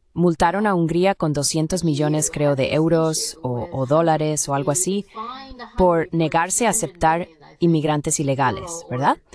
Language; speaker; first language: Spanish; non-native, fluent; Chinese